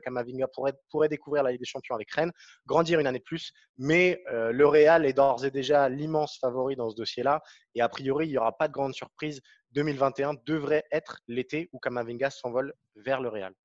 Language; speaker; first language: French; native; French